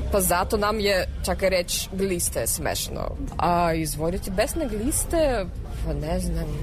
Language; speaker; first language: Serbian; non-native, fluent; Russian